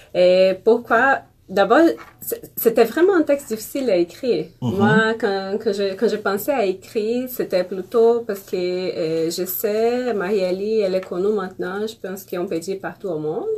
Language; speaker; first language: French; non-native, fluent; Portuguese